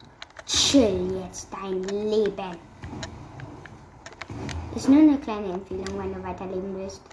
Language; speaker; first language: German; native; German